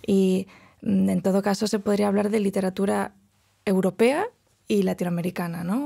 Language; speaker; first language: Spanish; non-native, local second language; Galician